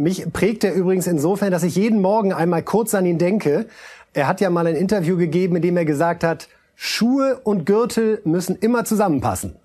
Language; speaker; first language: German; native; German